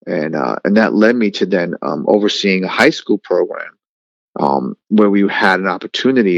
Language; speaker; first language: English; native; English